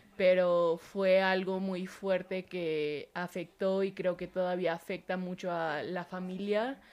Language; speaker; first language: Spanish; early bilingual, heritage; Spanish